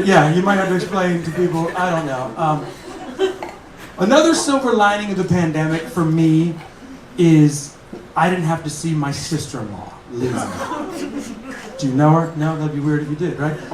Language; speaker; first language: English; native; English